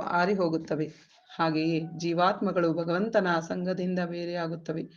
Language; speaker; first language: Kannada; native; Kannada